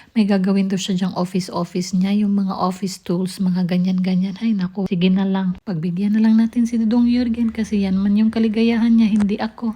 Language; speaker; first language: Filipino; non-native, local second language; Cebuano